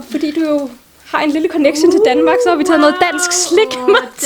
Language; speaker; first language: Danish; native; Danish